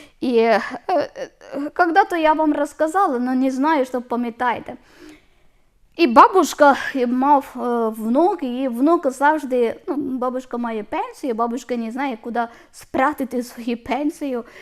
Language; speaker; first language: Ukrainian; non-native, learner; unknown